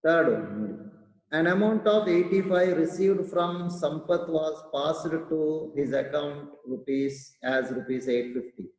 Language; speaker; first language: English; non-native, local second language; Kannada